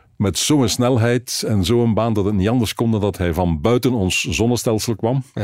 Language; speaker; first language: Dutch; native; Dutch